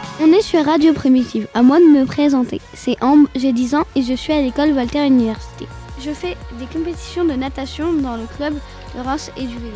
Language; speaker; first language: French; native; French